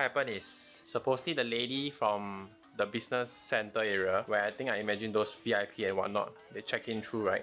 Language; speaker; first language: English; native; English